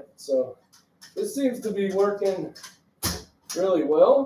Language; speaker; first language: English; native; English